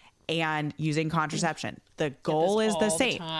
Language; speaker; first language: English; native; English